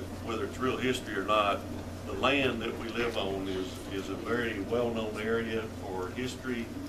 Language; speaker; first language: English; native; English